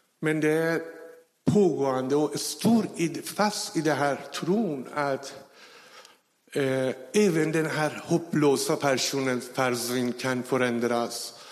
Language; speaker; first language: Swedish; non-native, fluent; Persian